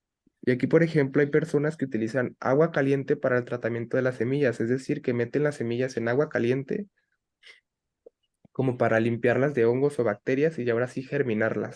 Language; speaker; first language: Spanish; native; Spanish